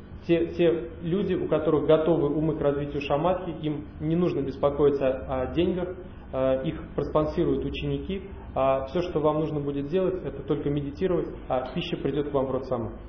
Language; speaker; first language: Russian; native; Russian